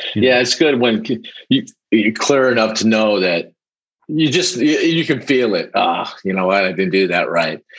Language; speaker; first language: English; early bilingual, other home language; Polish